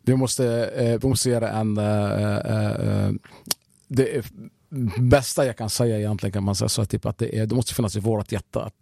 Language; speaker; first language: Swedish; non-native, fluent; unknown